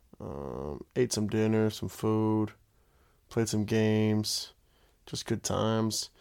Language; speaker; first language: English; native; English